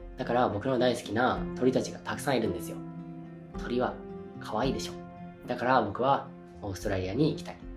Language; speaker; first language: Japanese; native; Japanese